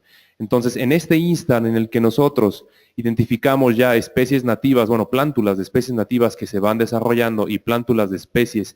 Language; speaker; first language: Spanish; native; Spanish